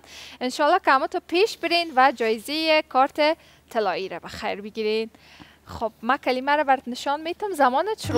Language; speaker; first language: Persian; native; Persian